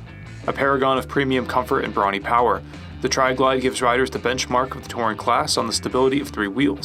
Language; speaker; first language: English; native; English